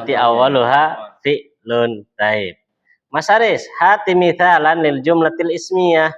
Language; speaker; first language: Arabic; non-native, fluent; Indonesian